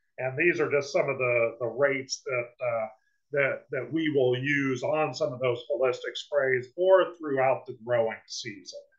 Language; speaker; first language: English; native; English